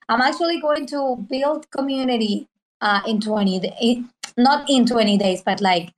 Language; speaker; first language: English; non-native, fluent; Spanish